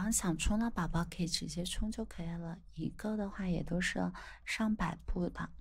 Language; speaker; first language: Chinese; native; Chinese